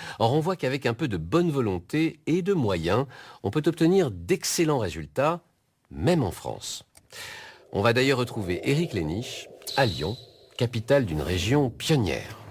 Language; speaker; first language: French; native; French